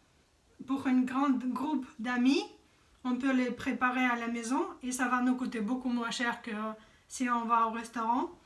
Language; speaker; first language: French; non-native, fluent; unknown